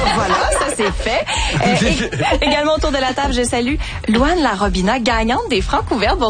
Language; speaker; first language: French; native; French